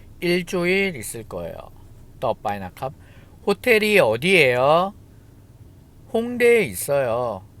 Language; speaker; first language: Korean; non-native, fluent; Thai